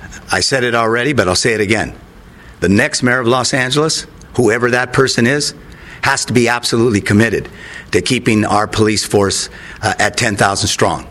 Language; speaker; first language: English; native; English